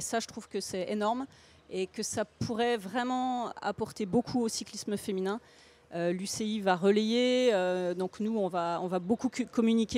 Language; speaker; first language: French; native; French